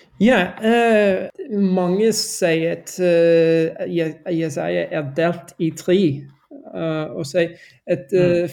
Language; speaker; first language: Norwegian; non-native, learner; English